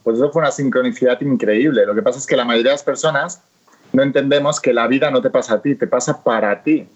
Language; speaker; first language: Spanish; native; Spanish